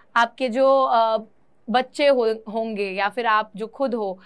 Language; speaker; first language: Hindi; native; Hindi